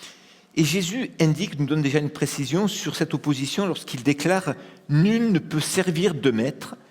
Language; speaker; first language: French; native; French